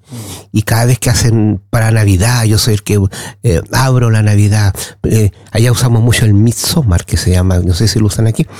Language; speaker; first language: Spanish; native; Spanish